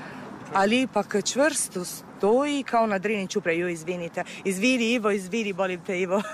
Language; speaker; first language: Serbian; non-native, fluent; Italian